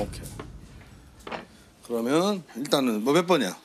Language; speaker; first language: Korean; native; Korean